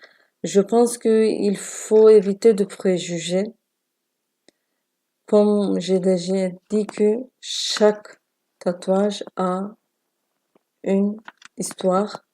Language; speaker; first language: French; non-native, learner; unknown